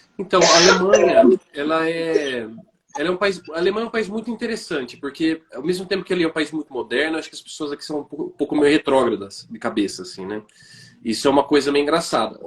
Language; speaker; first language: Portuguese; native; Portuguese